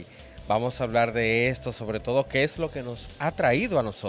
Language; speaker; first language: Spanish; native; Spanish